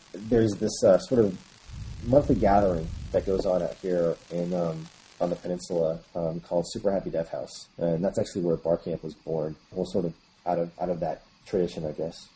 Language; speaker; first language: English; native; English